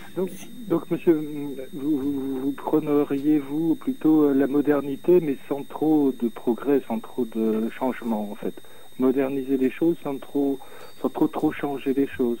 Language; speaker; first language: French; native; French